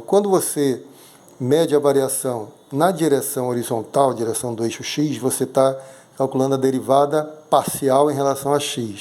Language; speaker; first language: Portuguese; native; Portuguese